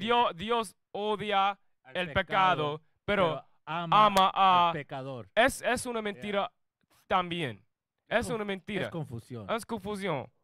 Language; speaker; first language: Spanish; non-native, learner; English